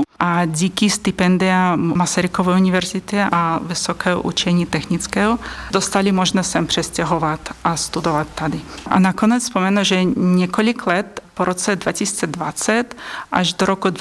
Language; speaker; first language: Czech; non-native, fluent; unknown